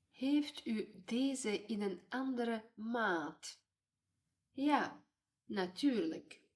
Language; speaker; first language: Dutch; non-native, fluent; Ukrainian